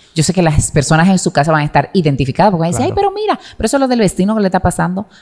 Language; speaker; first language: Spanish; native; Spanish